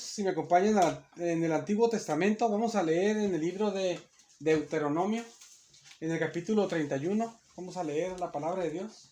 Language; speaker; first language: Spanish; native; Spanish